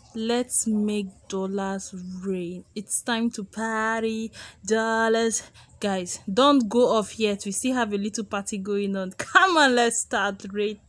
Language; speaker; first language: English; non-native, local second language; Igbo